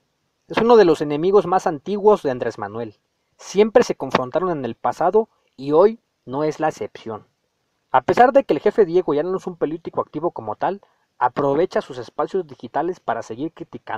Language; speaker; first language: Spanish; native; Spanish